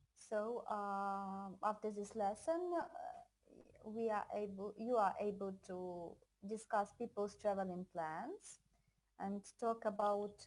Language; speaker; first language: English; non-native, fluent; Russian